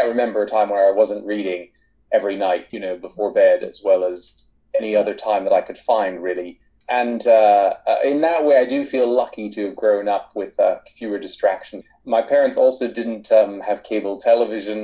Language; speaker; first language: English; native; English